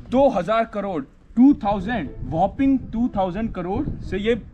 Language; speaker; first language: Hindi; native; Hindi